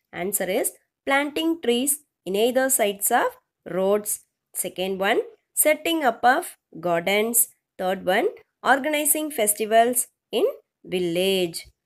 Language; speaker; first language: English; non-native, local second language; Tamil